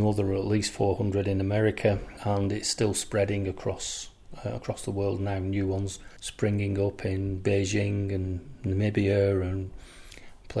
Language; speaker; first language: English; native; English